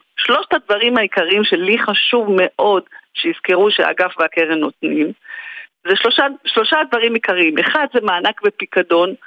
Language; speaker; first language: Hebrew; native; Hebrew